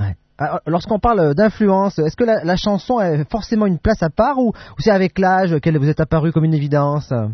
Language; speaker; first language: French; native; French